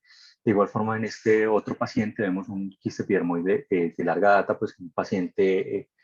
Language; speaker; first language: Spanish; native; Spanish